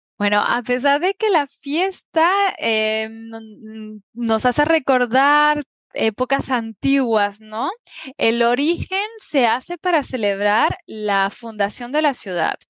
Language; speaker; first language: Spanish; native; Spanish